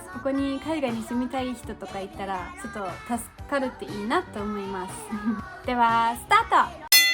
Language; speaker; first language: Japanese; non-native, fluent; German